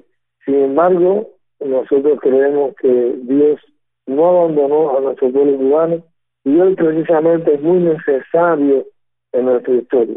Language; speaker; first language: Spanish; native; Spanish